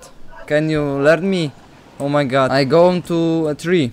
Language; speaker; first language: English; non-native, learner; Polish